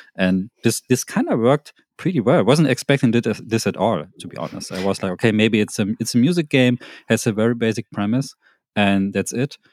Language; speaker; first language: English; non-native, fluent; German